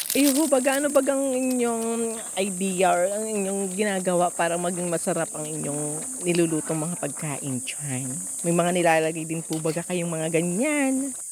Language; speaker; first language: Filipino; native; Filipino